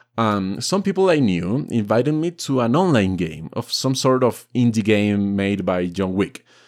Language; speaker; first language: English; non-native, fluent; Spanish